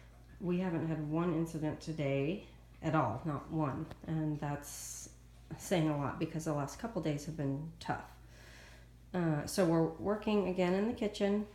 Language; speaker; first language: English; native; English